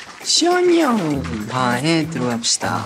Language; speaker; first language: Korean; non-native, fluent; Japanese